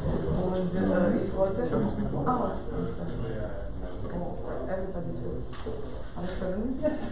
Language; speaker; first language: German; non-native, fluent; Serbian